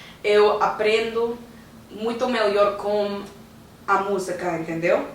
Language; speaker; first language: Portuguese; non-native, learner; English